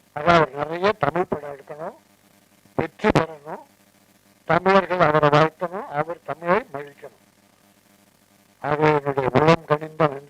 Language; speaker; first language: Tamil; native; Tamil